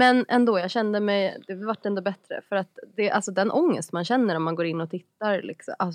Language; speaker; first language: Swedish; native; Swedish